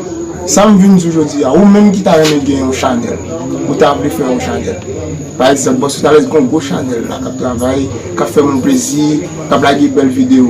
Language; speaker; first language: French; non-native, learner; Haitian Creole